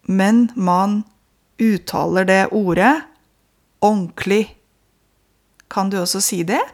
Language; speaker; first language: Norwegian; non-native, fluent; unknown